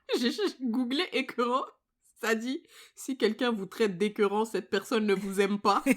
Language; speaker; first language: French; native; French